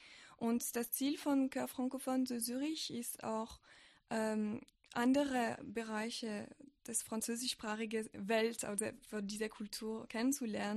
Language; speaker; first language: German; non-native, fluent; French